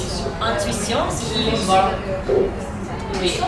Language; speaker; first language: French; non-native, fluent; English